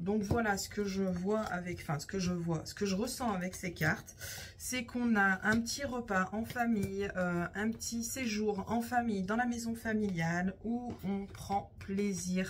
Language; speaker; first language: French; native; French